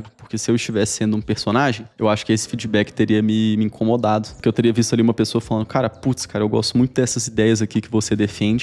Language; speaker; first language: Portuguese; native; Portuguese